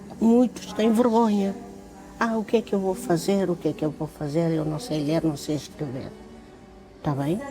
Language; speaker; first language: Portuguese; non-native, local second language; Kabuverdianu